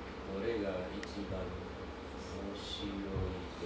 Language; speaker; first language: Japanese; non-native, learner; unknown